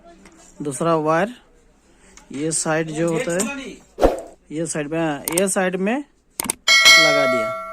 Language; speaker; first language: Hindi; non-native, local second language; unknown